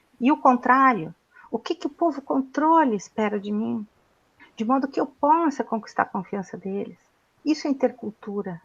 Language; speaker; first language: Portuguese; native; Portuguese